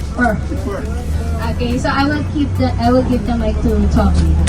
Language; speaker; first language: English; non-native, learner; Filipino